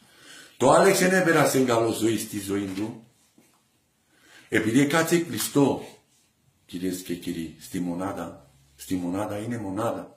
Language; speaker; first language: Greek; non-native, learner; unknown